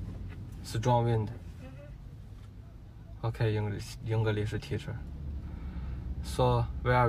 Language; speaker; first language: English; non-native, learner; Chinese